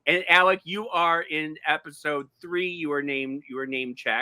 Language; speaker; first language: English; native; English